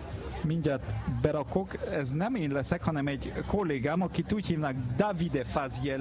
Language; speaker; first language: Hungarian; early bilingual, heritage; French